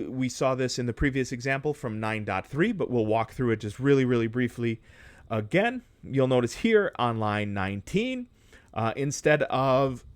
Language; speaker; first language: English; native; English